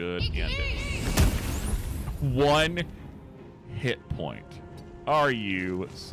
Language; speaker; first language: English; native; English